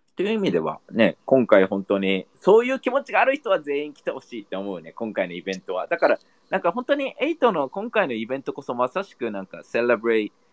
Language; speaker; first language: Japanese; non-native, fluent; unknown